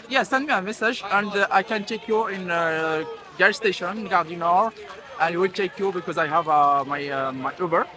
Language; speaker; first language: English; non-native, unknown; French